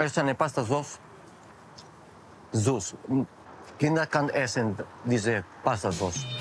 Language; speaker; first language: German; non-native, learner; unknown